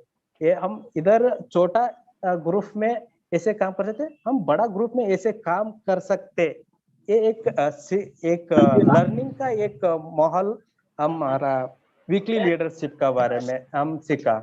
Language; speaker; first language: Hindi; non-native, learner; Kannada